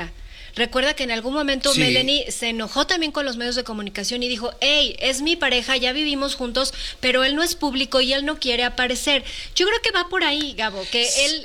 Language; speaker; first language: Spanish; native; Spanish